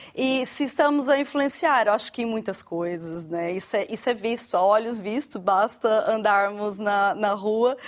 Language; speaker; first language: Portuguese; native; Portuguese